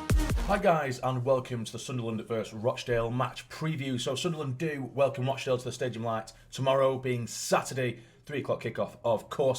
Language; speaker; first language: English; native; English